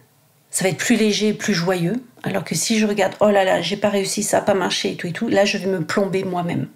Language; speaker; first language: French; native; French